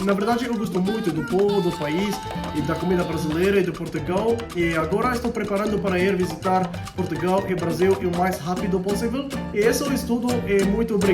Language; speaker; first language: Portuguese; non-native, learner; Arabic